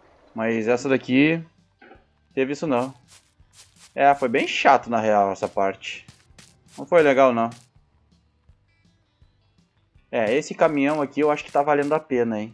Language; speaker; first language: Portuguese; native; Portuguese